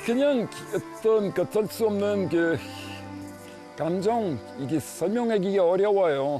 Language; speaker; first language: Korean; non-native, fluent; French